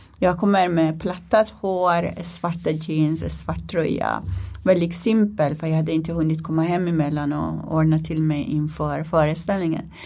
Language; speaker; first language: Swedish; non-native, fluent; Persian